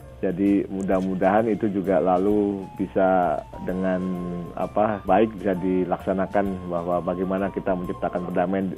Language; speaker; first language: Indonesian; native; Indonesian